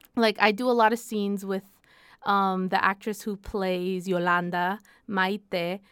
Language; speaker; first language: English; non-native, fluent; Spanish